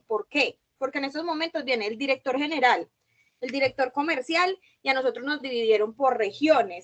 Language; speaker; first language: Spanish; native; Spanish